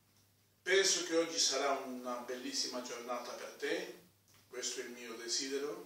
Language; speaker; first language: Italian; non-native, fluent; Spanish